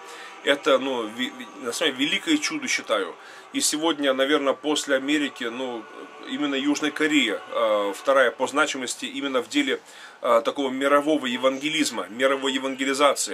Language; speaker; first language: Russian; native; Russian